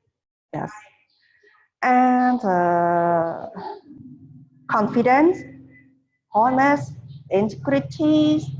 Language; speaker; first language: English; non-native, fluent; Khmer